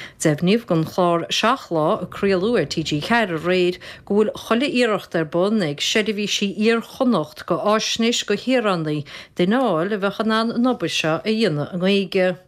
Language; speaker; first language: Irish; native; Irish